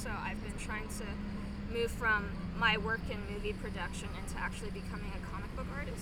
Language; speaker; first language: English; native; English